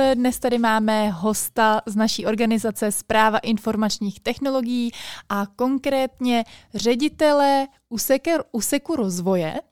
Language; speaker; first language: Czech; native; Czech